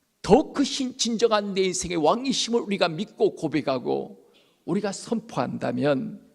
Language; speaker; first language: Korean; native; Korean